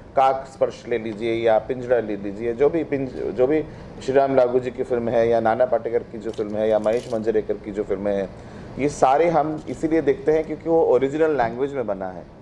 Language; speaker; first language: Hindi; non-native, local second language; Bangla